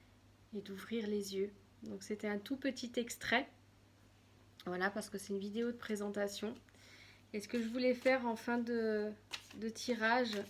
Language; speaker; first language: French; native; French